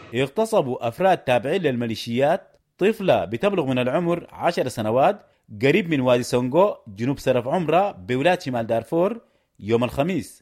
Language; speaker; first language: Arabic; native; Arabic